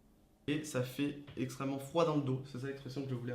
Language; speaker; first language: French; native; French